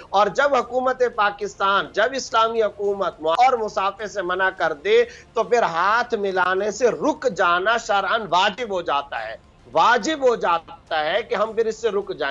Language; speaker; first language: Urdu; native; Urdu